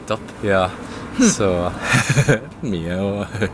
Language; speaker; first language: Norwegian; early bilingual, other home language; Cantonese